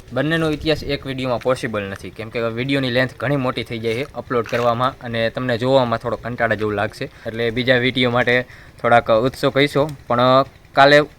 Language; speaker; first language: Gujarati; native; Gujarati